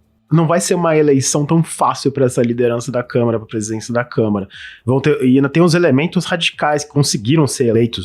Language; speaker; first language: Portuguese; native; Portuguese